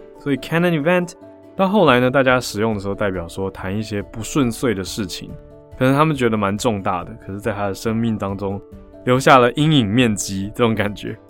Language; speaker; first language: Chinese; native; Chinese